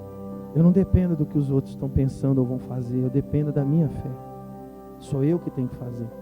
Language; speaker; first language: Portuguese; native; Portuguese